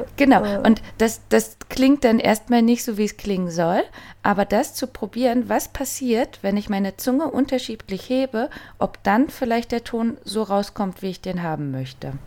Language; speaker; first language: German; native; German